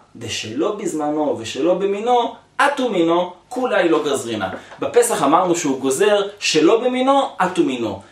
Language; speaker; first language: Hebrew; native; Hebrew